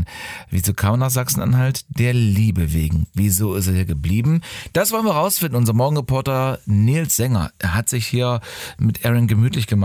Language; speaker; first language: German; native; German